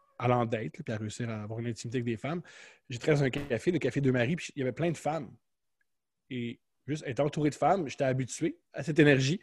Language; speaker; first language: French; native; French